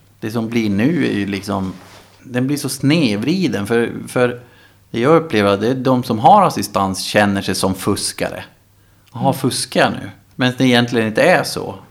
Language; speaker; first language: Swedish; native; Swedish